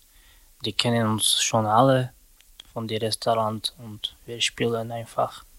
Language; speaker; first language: German; non-native, learner; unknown